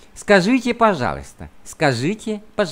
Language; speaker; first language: Russian; non-native, fluent; Vietnamese